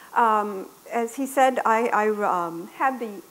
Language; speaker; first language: English; native; English